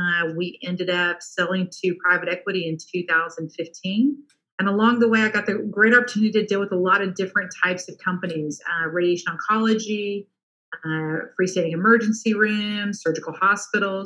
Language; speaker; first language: English; native; English